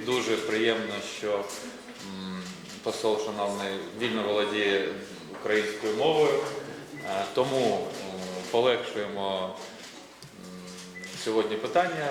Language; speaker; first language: Ukrainian; native; Ukrainian